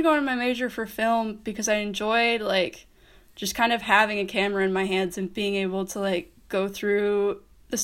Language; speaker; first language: English; native; English